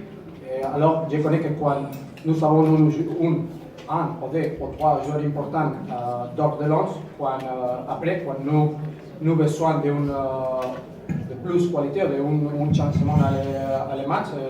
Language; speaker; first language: French; non-native, fluent; Spanish